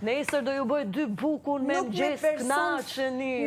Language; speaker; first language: Albanian; native; Albanian